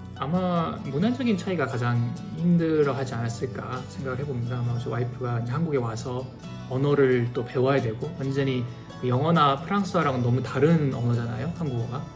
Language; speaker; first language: Korean; native; Korean